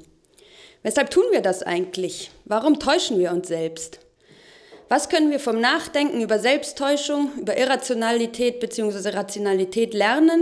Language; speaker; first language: German; native; German